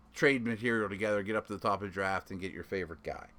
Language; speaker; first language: English; native; English